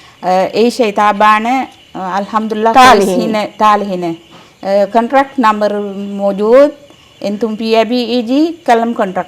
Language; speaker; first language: Arabic; non-native, learner; Sinhala